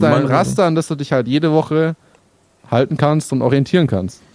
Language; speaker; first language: German; native; German